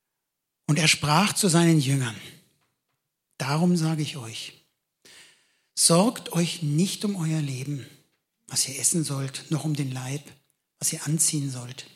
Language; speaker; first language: German; native; German